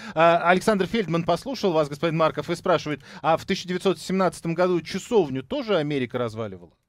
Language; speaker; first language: Russian; native; Russian